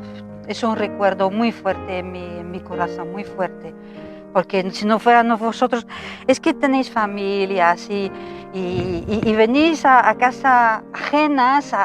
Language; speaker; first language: Spanish; non-native, fluent; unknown